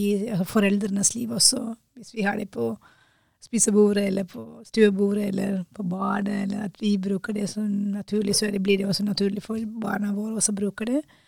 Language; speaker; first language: Norwegian; non-native, fluent; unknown